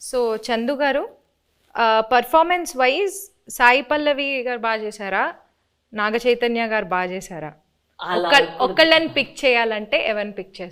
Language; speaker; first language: Telugu; native; Telugu